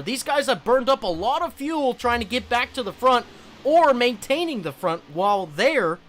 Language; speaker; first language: English; native; English